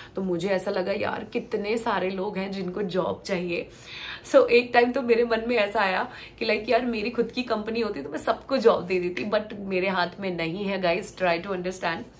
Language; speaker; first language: Hindi; non-native, local second language; Gujarati